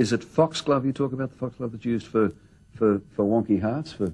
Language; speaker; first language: English; native; English